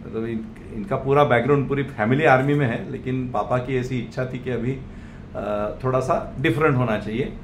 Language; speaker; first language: Hindi; non-native, local second language; Marathi